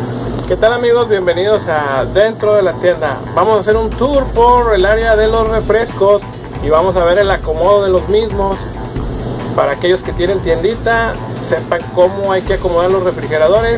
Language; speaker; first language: Spanish; native; Spanish